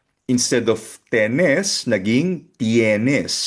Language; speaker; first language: Spanish; non-native, fluent; Filipino